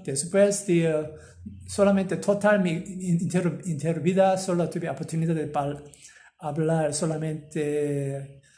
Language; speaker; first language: Spanish; non-native, learner; Korean